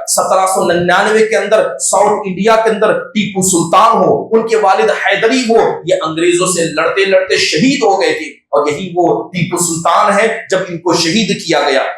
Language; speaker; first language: Urdu; native; Urdu